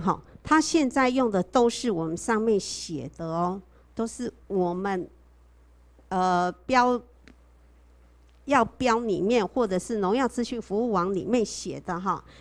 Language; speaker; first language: Chinese; native; Chinese